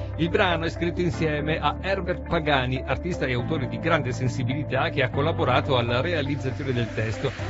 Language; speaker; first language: Italian; native; Italian